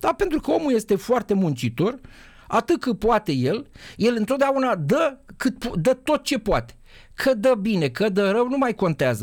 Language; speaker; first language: Romanian; native; Romanian